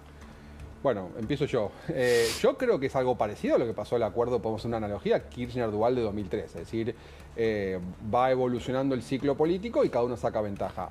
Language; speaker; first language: Spanish; native; Spanish